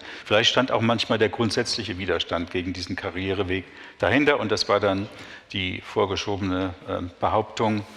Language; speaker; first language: German; native; German